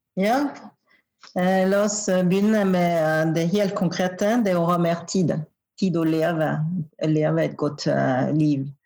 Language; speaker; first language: Norwegian; non-native, fluent; French